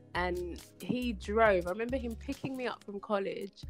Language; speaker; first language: English; native; English